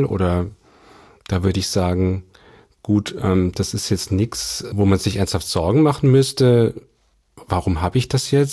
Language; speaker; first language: German; native; German